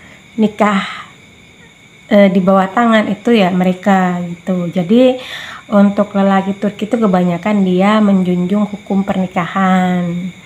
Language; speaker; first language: Indonesian; native; Indonesian